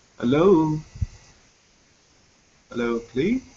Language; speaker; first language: English; non-native, fluent; Chinese